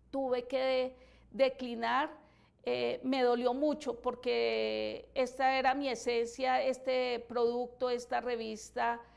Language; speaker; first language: Spanish; native; Spanish